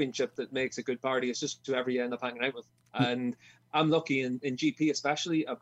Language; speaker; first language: English; native; English